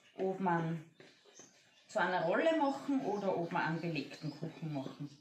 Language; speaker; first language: German; native; German